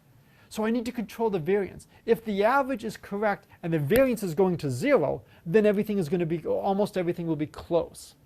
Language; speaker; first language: English; native; English